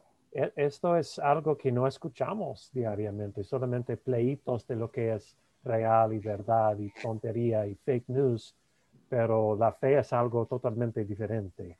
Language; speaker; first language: Spanish; non-native, fluent; English